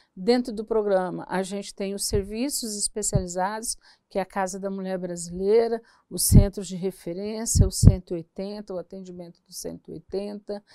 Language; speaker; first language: Portuguese; native; Portuguese